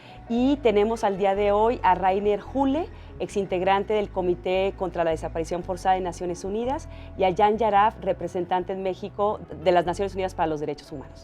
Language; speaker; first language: Spanish; native; Spanish